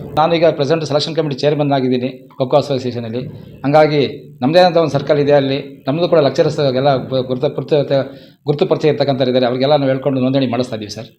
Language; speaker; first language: Kannada; native; Kannada